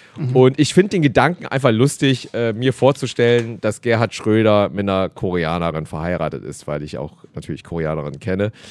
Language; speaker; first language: German; early bilingual, other home language; Korean